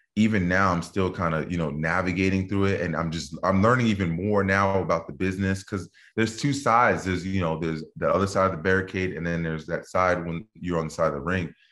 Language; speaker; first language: English; native; English